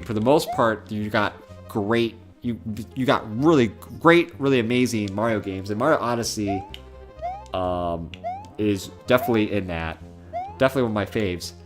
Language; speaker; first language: English; native; English